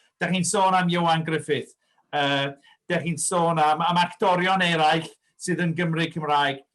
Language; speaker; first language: Welsh; early bilingual, heritage; Welsh